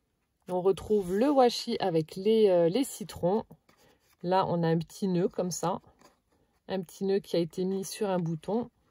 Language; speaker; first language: French; native; French